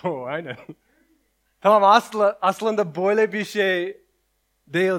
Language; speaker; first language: Turkish; non-native, learner; English